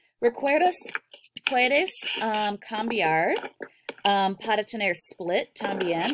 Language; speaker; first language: Spanish; non-native, learner; English